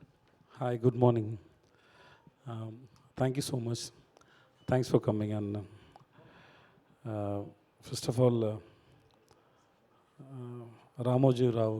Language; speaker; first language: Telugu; non-native, learner; Tamil